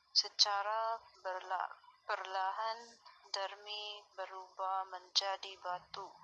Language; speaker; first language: Indonesian; non-native, learner; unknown